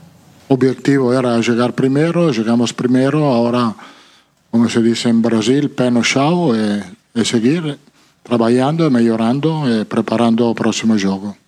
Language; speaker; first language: Portuguese; non-native, fluent; Italian